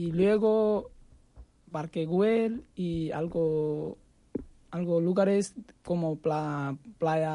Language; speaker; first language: Spanish; non-native, learner; Bangla